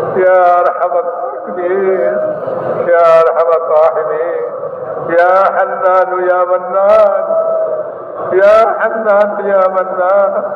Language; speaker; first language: Arabic; non-native, fluent; Bangla